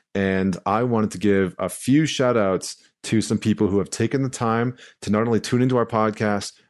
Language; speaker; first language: English; native; English